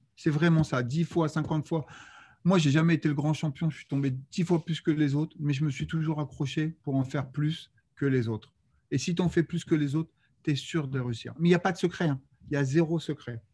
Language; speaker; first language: French; native; French